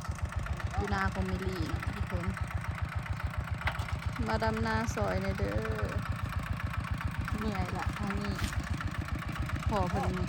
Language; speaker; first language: Thai; non-native, local second language; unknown